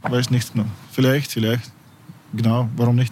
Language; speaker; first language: German; non-native, fluent; Ukrainian